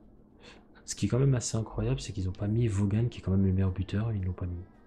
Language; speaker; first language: French; native; French